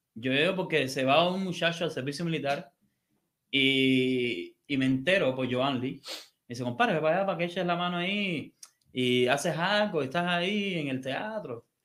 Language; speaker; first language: Spanish; native; Spanish